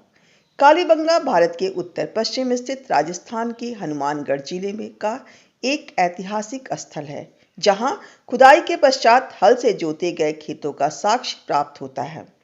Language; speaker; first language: Hindi; native; Hindi